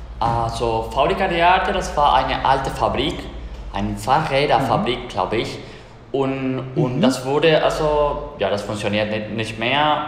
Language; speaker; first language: German; non-native, fluent; Spanish